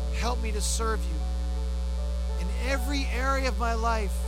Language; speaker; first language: English; native; English